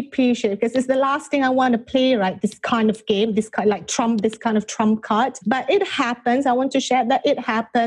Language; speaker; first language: English; non-native, local second language; Malay